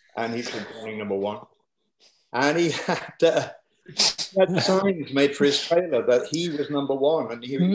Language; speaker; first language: English; native; English